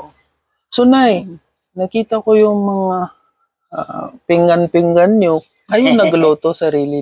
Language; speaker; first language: Filipino; non-native, learner; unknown